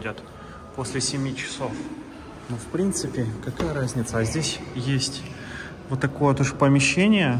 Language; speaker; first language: Russian; native; Russian